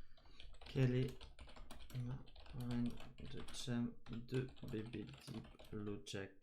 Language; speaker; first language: French; native; French